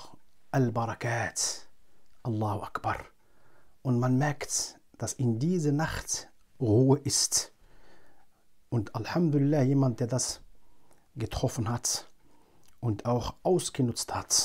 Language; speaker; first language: German; non-native, fluent; Arabic